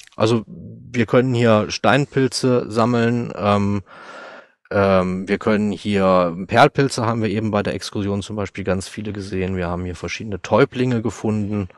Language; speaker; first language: German; native; German